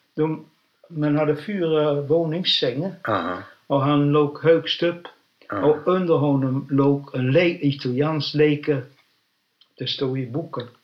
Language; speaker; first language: Swedish; non-native, learner; Dutch